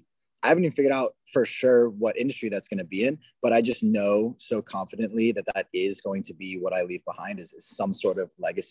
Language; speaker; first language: English; native; English